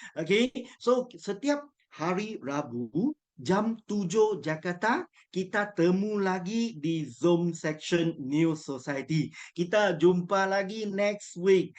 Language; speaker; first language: Malay; non-native, local second language; Chinese